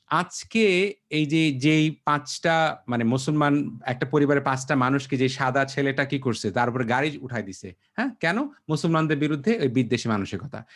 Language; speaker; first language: Bangla; native; Bangla